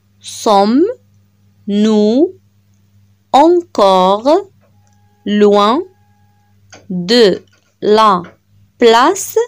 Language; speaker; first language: French; non-native, local second language; Arabic